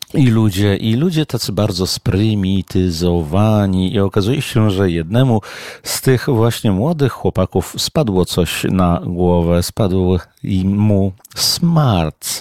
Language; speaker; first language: Polish; native; Polish